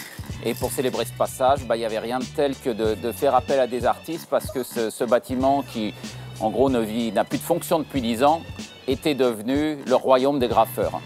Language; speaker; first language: French; native; French